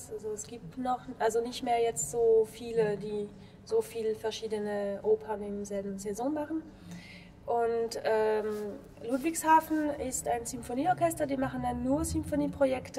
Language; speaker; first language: German; non-native, fluent; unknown